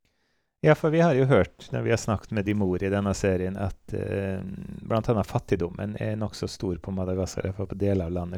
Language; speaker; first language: Norwegian; native; Norwegian